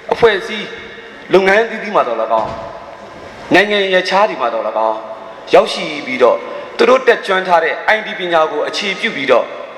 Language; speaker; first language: Burmese; native; Burmese